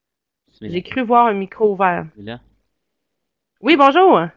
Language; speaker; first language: French; native; French